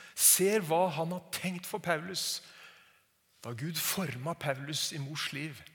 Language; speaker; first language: Norwegian; native; Norwegian